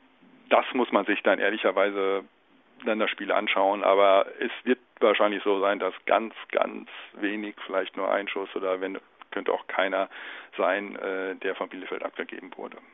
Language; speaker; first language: German; native; German